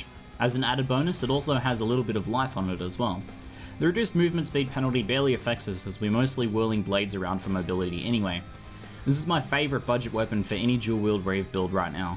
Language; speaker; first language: English; native; English